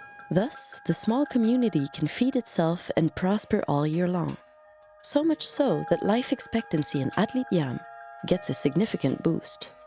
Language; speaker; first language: English; native; English